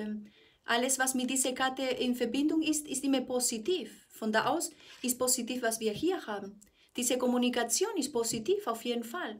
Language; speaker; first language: German; non-native, fluent; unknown